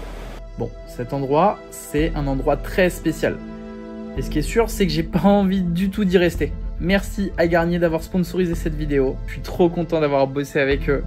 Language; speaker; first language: French; native; French